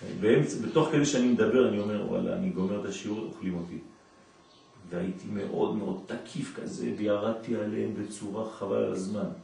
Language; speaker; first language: Hebrew; non-native, fluent; French